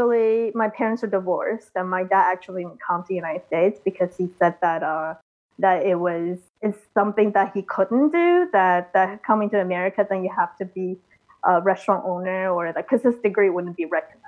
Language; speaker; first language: English; early bilingual, other home language; Chinese